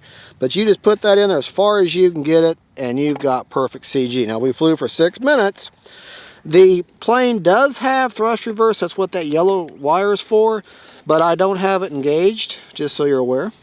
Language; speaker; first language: English; native; English